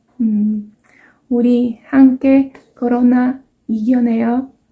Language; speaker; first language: Korean; non-native, fluent; Spanish